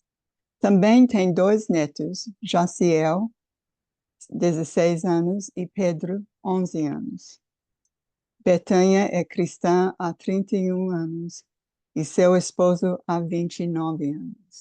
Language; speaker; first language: Portuguese; non-native, fluent; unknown